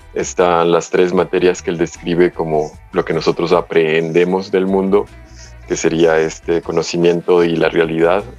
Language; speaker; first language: Spanish; early bilingual, heritage; Spanish